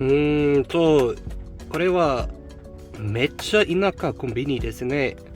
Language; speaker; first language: Japanese; non-native, learner; English